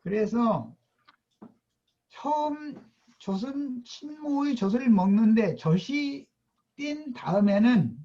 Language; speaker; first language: Korean; native; Korean